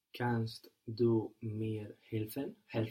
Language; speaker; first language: German; non-native, learner; English